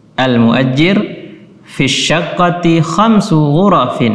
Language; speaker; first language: Arabic; non-native, fluent; Indonesian